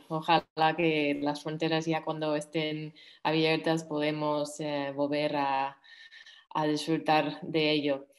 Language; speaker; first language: Spanish; non-native, fluent; English